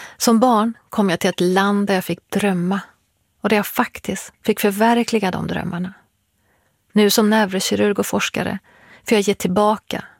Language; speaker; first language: Swedish; early bilingual, other home language; Persian